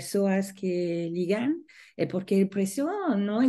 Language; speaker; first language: Portuguese; non-native, learner; Spanish